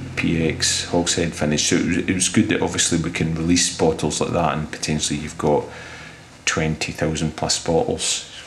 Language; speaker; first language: English; native; English